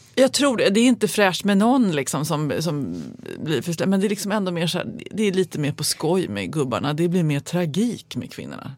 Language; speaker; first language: Swedish; native; Swedish